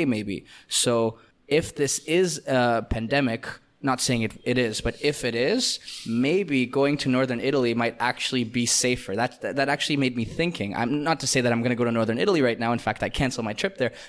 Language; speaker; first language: English; non-native, fluent; Russian